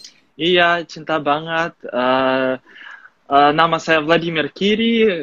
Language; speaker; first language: Indonesian; non-native, fluent; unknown